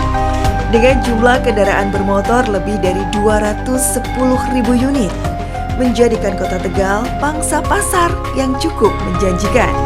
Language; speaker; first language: Indonesian; native; Indonesian